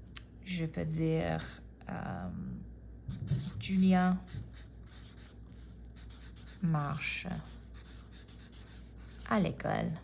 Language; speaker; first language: French; non-native, fluent; English